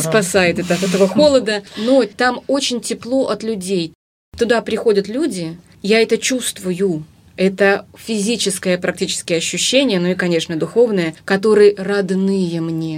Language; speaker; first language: Russian; native; Russian